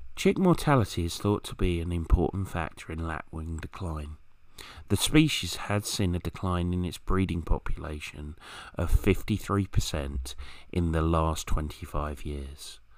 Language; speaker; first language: English; native; English